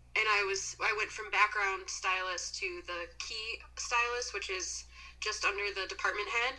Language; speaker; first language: English; native; English